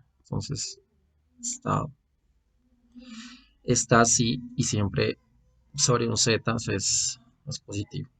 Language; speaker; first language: Spanish; native; Spanish